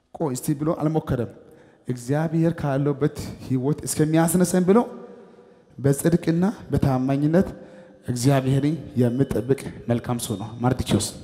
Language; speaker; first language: Amharic; non-native, local second language; Wolaytta